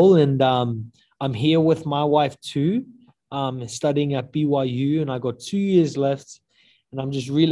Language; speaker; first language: English; native; English